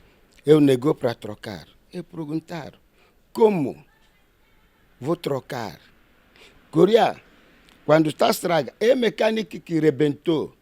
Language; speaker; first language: Portuguese; non-native, learner; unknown